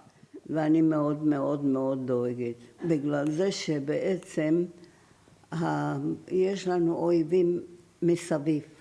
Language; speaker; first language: Hebrew; non-native, fluent; German